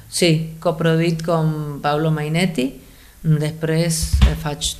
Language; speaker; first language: Catalan; non-native, fluent; Spanish